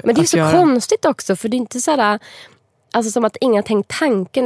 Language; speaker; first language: Swedish; native; Swedish